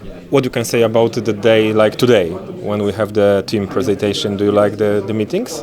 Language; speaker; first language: English; non-native, learner; Polish